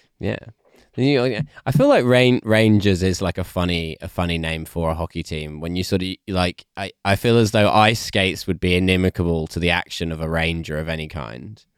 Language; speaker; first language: English; native; English